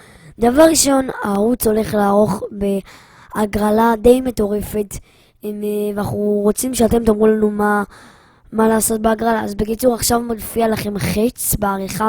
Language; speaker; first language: Hebrew; native; Hebrew